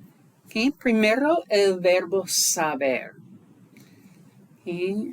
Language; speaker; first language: Spanish; non-native, fluent; English